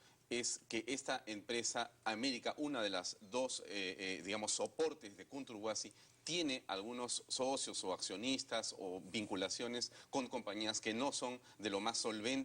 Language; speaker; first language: Spanish; native; Spanish